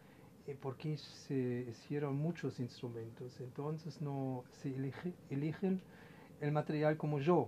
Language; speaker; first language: Spanish; non-native, fluent; German